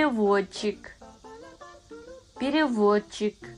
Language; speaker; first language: Russian; non-native, fluent; Kazakh